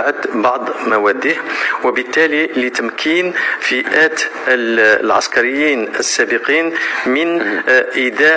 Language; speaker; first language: Arabic; native; Arabic